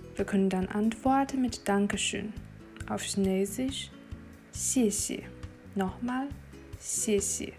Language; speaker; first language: German; non-native, fluent; Chinese